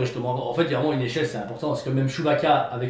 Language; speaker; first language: French; native; French